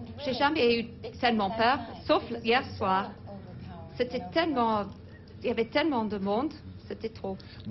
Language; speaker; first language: French; non-native, learner; English